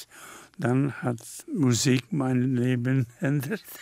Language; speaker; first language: German; non-native, learner; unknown